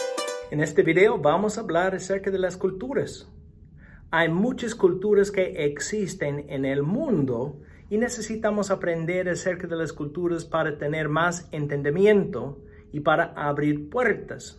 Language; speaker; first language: Spanish; non-native, fluent; English